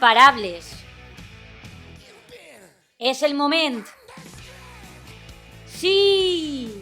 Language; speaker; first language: Catalan; native; Catalan